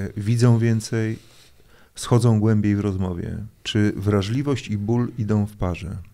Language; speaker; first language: Polish; native; Polish